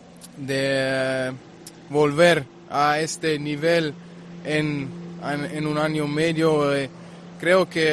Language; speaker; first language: Spanish; non-native, fluent; German